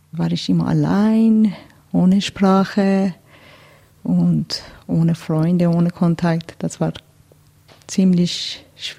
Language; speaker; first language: German; non-native, learner; Persian